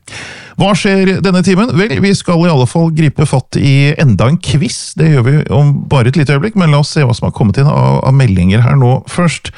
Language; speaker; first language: Norwegian; native; Norwegian